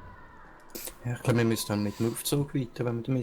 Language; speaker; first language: German; native; German